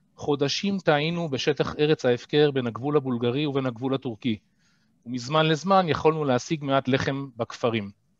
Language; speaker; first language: Hebrew; native; Hebrew